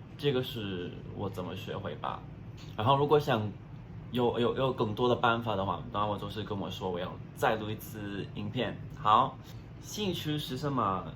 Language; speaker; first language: Chinese; non-native, fluent; English